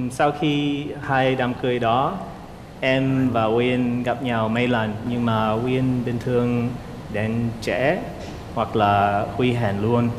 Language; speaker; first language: Vietnamese; non-native, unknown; English